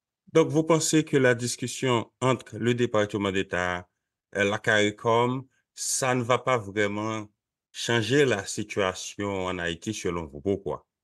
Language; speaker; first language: French; non-native, local second language; Haitian Creole